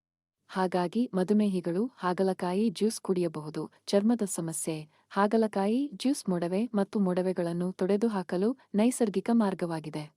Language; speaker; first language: Kannada; native; Kannada